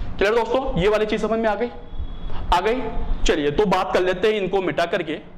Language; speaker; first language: Hindi; native; Hindi